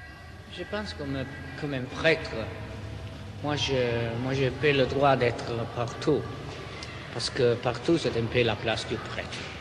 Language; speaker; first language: French; non-native, fluent; Italian